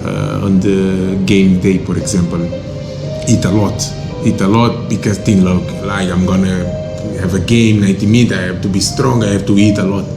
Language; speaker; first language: English; non-native, local second language; Kabuverdianu